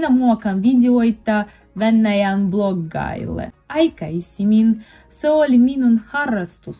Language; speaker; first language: Finnish; non-native, learner; Russian